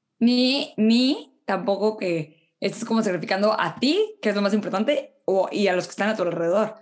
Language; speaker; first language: Spanish; native; Spanish